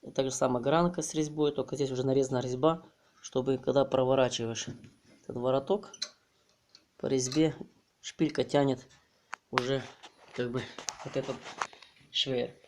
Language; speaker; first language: Russian; non-native, local second language; Ukrainian